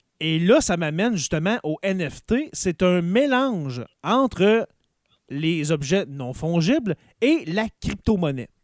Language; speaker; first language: French; native; French